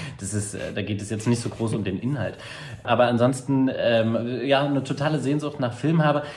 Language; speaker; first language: German; native; German